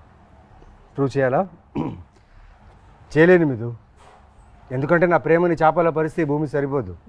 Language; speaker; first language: Telugu; native; Telugu